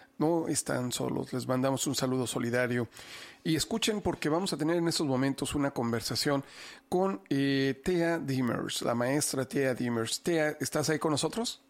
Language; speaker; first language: Spanish; native; Spanish